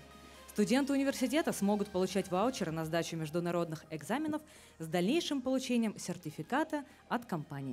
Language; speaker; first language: Russian; native; Russian